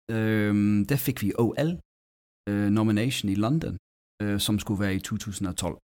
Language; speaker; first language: Danish; non-native, fluent; English